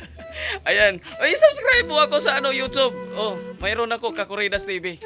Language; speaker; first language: Filipino; native; Filipino